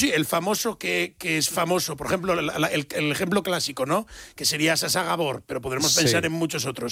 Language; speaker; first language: Spanish; native; Spanish